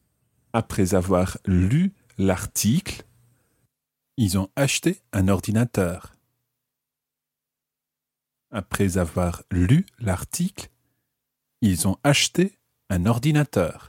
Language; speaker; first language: French; non-native, fluent; English